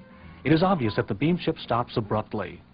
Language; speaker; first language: English; native; English